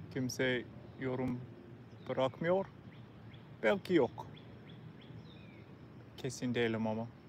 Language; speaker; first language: Turkish; non-native, learner; English